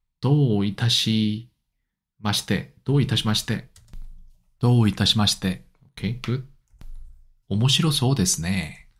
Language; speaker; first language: Japanese; non-native, learner; Korean